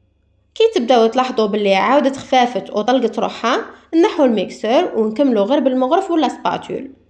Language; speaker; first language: Arabic; native; Arabic